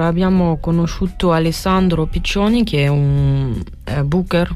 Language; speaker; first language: Italian; non-native, learner; French